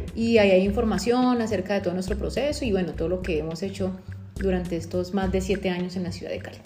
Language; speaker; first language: Spanish; native; Spanish